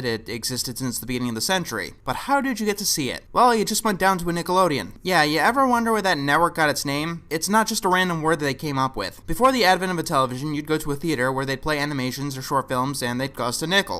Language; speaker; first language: English; native; English